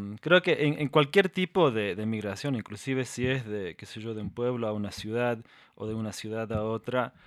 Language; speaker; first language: Spanish; non-native, fluent; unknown